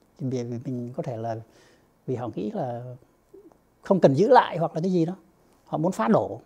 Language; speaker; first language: Vietnamese; native; Vietnamese